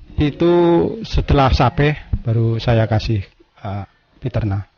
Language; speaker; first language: Indonesian; non-native, local second language; Javanese